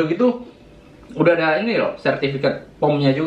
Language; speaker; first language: Indonesian; native; Indonesian